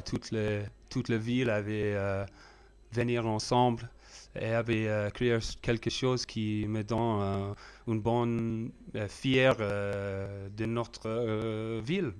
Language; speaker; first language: French; non-native, learner; English